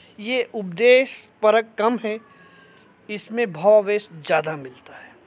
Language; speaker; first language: Hindi; native; Hindi